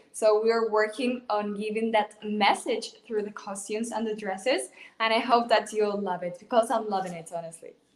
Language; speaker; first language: English; non-native, fluent; Spanish